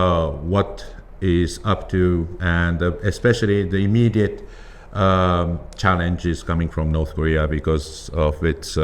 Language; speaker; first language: English; non-native, fluent; Japanese